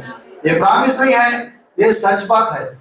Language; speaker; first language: Hindi; non-native, local second language; Telugu